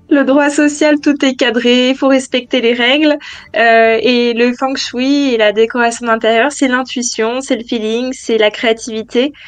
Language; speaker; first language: French; native; French